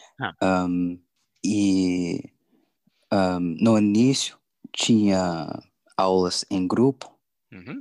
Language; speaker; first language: Portuguese; non-native, learner; English